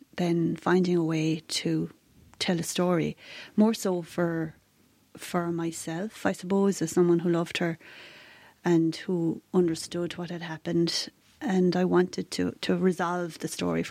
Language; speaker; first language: English; native; English